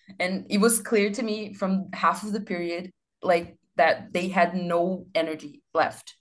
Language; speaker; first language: English; non-native, fluent; Portuguese